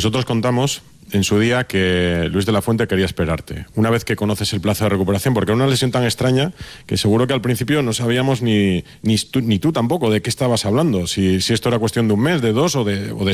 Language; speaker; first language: Spanish; native; Spanish